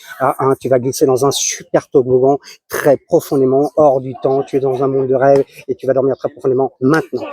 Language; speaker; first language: French; native; French